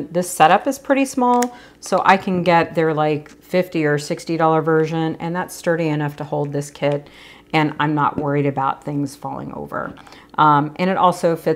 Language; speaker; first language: English; native; English